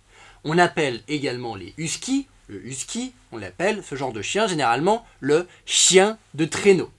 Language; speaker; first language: French; native; French